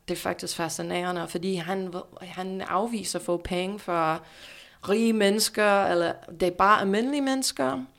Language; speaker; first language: Danish; non-native, fluent; English